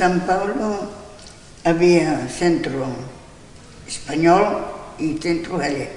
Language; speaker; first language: Spanish; non-native, local second language; Galician